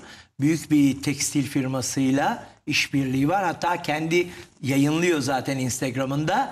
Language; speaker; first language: Turkish; native; Turkish